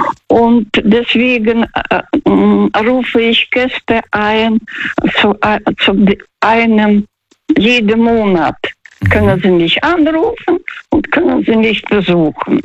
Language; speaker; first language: German; non-native, fluent; Russian